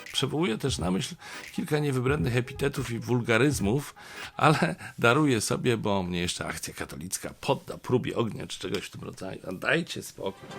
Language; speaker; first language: Polish; native; Polish